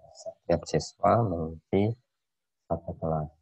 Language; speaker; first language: Indonesian; native; Indonesian